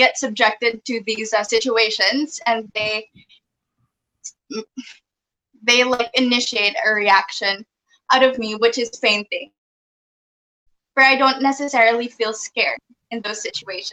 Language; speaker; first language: English; non-native, local second language; Filipino